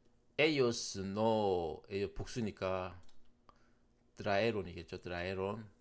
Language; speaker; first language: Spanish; non-native, learner; Korean